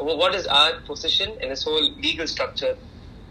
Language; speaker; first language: English; non-native, local second language; Tamil